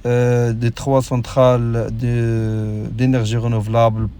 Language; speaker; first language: French; non-native, local second language; Arabic